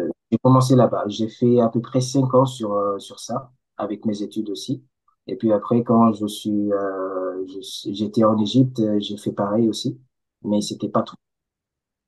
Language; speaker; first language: French; non-native, local second language; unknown